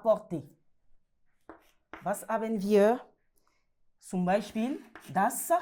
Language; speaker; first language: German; non-native, learner; French